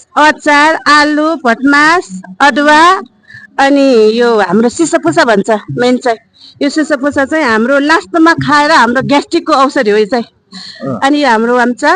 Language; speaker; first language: Nepali; non-native, local second language; Newari